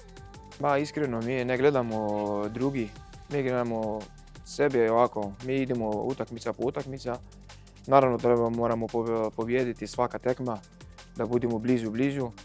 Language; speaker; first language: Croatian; non-native, fluent; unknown